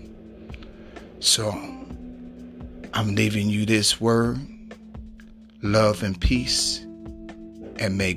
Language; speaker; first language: English; native; English